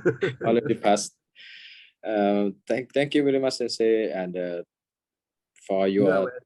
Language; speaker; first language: English; non-native, fluent; Thai